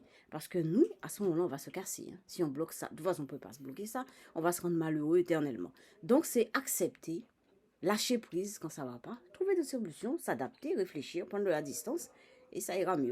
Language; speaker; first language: French; native; French